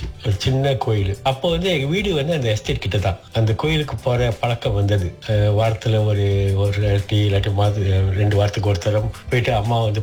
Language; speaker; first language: Tamil; early bilingual, heritage; Tamil